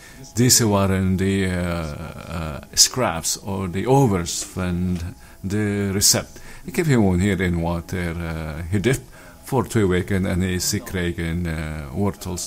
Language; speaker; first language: Dutch; non-native, learner; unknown